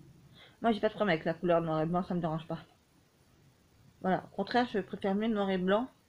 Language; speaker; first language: French; native; French